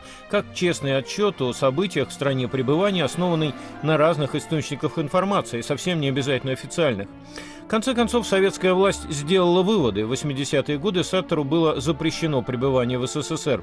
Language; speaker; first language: Russian; native; Russian